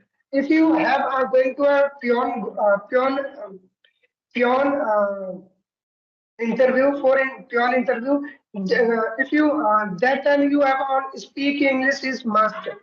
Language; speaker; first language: English; non-native, learner; Hindi